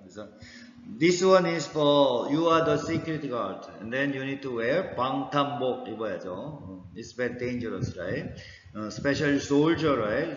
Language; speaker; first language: English; non-native, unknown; Korean